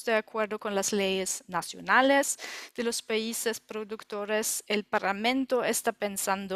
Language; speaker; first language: Spanish; non-native, learner; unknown